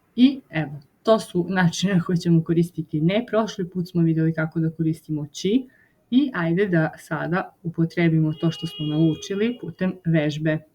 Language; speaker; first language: Bosnian; non-native, fluent; Italian